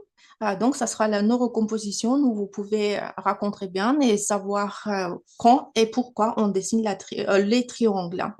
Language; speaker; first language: French; non-native, fluent; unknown